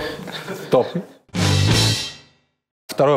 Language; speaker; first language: Russian; native; Russian